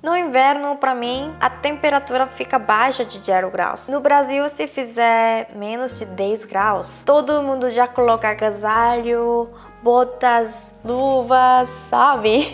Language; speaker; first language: Portuguese; non-native, fluent; Korean